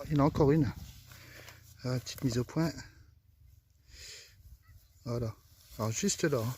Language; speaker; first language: French; native; French